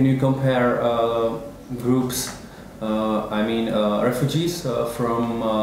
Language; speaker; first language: English; non-native, fluent; Czech